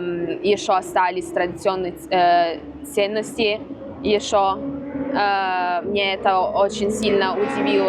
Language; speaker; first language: Russian; non-native, fluent; Italian